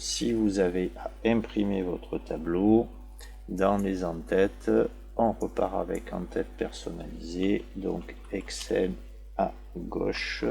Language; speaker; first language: French; native; French